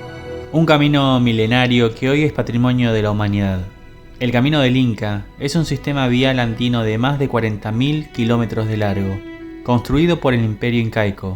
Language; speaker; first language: Spanish; native; Spanish